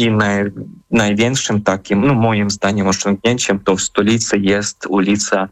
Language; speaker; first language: Polish; non-native, fluent; Ukrainian